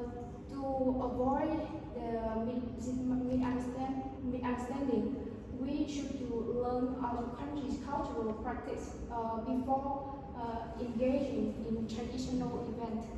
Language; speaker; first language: English; non-native, learner; Vietnamese